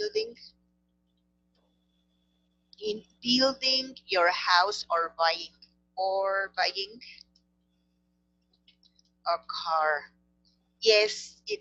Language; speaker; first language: English; non-native, fluent; Spanish